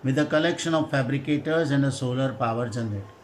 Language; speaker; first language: English; non-native, local second language; Gujarati